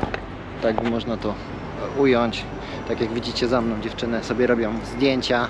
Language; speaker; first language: Polish; native; Polish